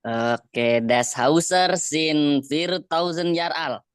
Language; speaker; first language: German; non-native, learner; Indonesian